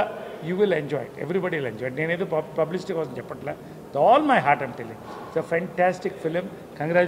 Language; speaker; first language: Telugu; native; Telugu